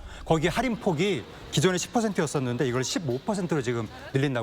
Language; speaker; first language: Korean; native; Korean